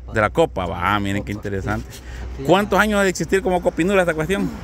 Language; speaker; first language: Spanish; native; Spanish